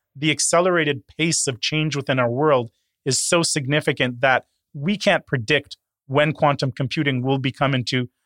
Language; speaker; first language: English; native; English